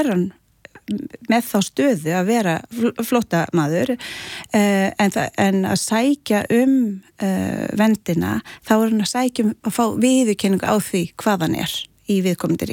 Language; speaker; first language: Icelandic; native; Icelandic